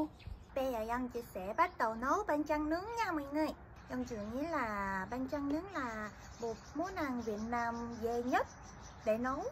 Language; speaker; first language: Vietnamese; non-native, fluent; Korean